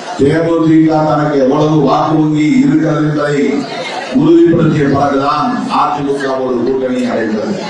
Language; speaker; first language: Tamil; native; Tamil